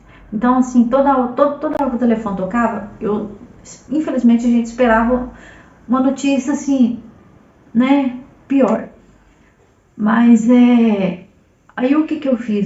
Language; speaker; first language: Portuguese; native; Portuguese